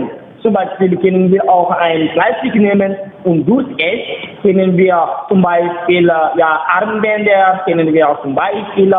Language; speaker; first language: German; non-native, learner; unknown